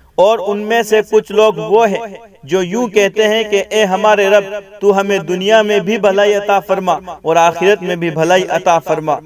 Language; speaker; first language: Urdu; native; Urdu